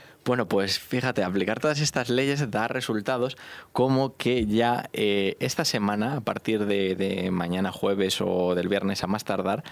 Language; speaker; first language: Spanish; native; Spanish